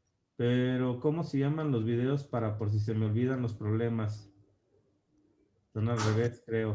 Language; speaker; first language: Spanish; native; Spanish